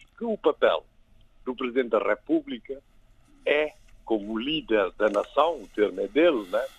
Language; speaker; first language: Portuguese; non-native, local second language; Kabuverdianu